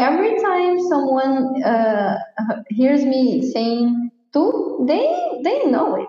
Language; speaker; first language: English; non-native, fluent; Portuguese